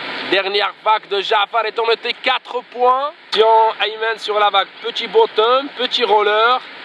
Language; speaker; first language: French; non-native, local second language; Arabic